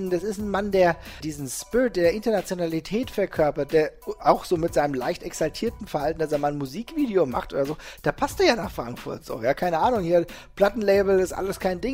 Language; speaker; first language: German; native; German